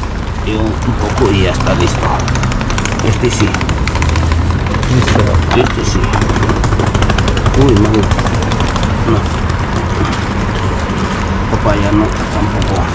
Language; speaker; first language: Spanish; non-native, learner; Filipino